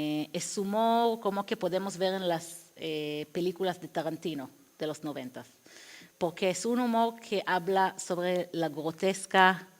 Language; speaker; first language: Spanish; non-native, fluent; Hebrew